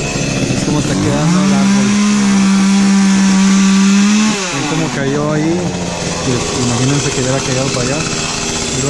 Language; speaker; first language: Spanish; early bilingual, heritage; Spanish